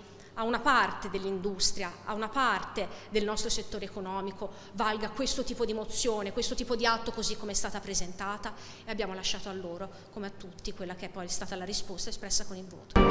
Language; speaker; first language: Italian; native; Italian